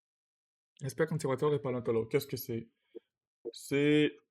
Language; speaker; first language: French; non-native, learner; Russian